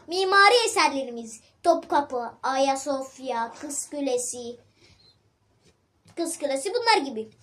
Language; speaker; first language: Turkish; early bilingual, other home language; Arabic